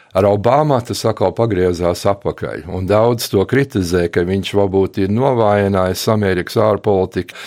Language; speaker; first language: Latvian; early bilingual, heritage; Latvian